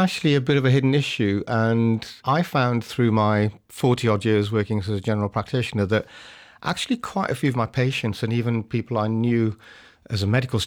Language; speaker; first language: English; native; English